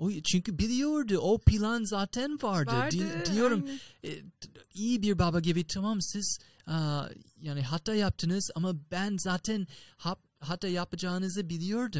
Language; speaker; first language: Turkish; non-native, fluent; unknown